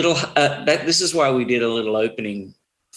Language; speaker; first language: English; native; English